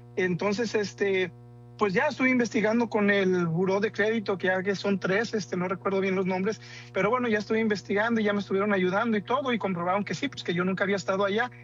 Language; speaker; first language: Spanish; native; Spanish